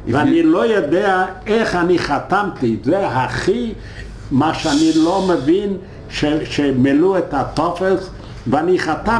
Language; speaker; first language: Hebrew; non-native, fluent; Yiddish